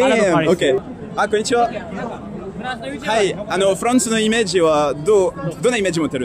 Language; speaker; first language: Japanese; non-native, learner; French